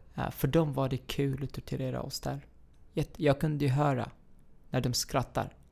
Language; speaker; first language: Swedish; non-native, fluent; Arabic